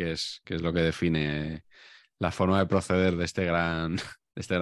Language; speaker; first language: Spanish; native; Spanish